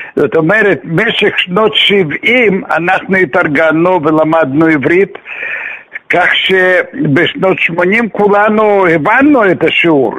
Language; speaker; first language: Hebrew; non-native, fluent; Russian